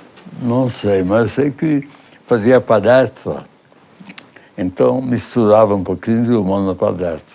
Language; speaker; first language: Portuguese; early bilingual, other home language; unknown